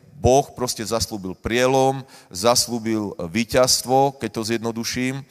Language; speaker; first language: Slovak; native; Slovak